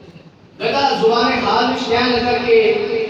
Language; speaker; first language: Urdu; non-native, local second language; Punjabi